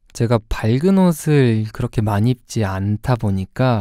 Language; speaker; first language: Korean; native; Korean